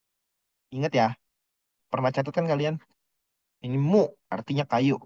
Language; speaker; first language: Indonesian; native; Indonesian